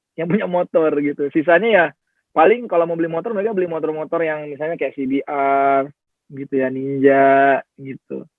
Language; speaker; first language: Indonesian; native; Indonesian